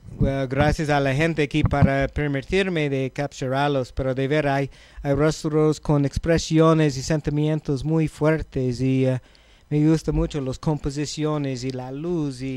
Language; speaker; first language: Spanish; non-native, learner; English